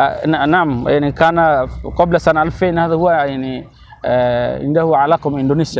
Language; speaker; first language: Arabic; non-native, learner; Indonesian